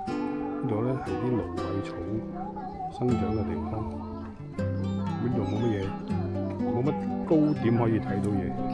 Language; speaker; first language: Cantonese; native; Cantonese